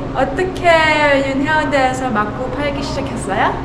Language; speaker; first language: Korean; early bilingual, heritage; English